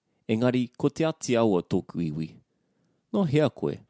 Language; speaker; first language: Māori; non-native, learner; English